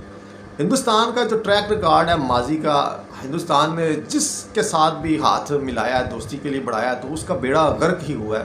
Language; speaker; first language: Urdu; non-native, local second language; Punjabi